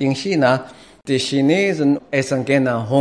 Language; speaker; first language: German; non-native, learner; Chinese